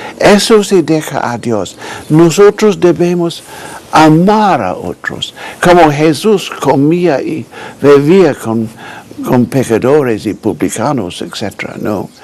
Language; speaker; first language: Spanish; non-native, fluent; English